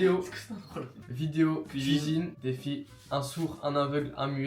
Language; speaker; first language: French; native; French